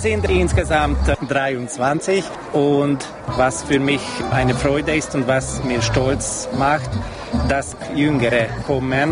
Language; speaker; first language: German; non-native, local second language; Hungarian